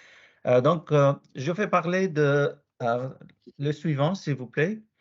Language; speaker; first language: French; non-native, learner; Arabic